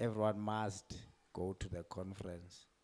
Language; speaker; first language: English; non-native, local second language; Xhosa